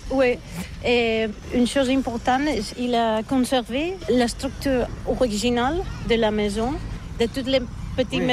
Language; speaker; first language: French; non-native, learner; Catalan